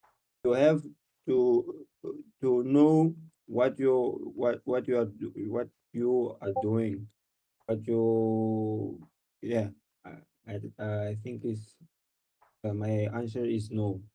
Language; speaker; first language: English; non-native, learner; Portuguese